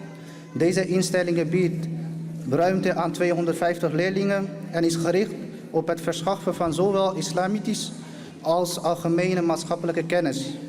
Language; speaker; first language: Dutch; early bilingual, other home language; Urdu